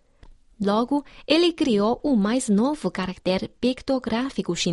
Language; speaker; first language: Portuguese; non-native, fluent; Chinese